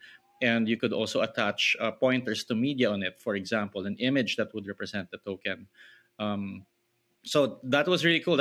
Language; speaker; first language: English; non-native, local second language; Filipino